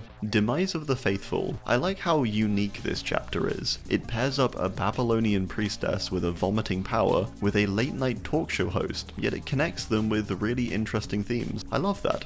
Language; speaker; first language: English; native; English